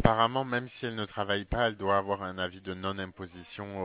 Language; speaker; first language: French; native; French